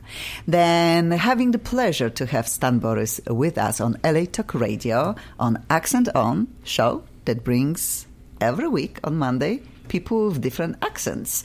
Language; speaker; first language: English; non-native, fluent; Polish